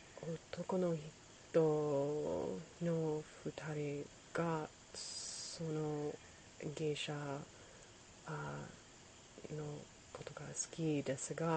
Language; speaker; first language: Japanese; non-native, learner; English